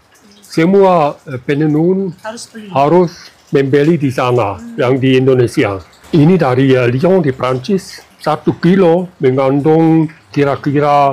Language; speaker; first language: Indonesian; non-native, fluent; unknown